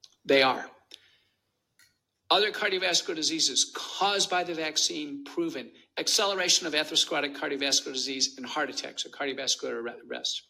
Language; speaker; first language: English; native; English